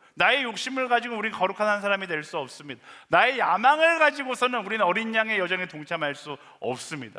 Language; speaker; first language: Korean; native; Korean